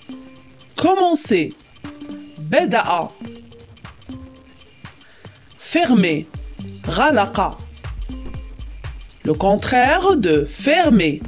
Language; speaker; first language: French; non-native, local second language; Arabic